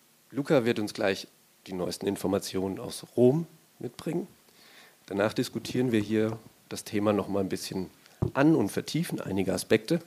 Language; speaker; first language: German; native; German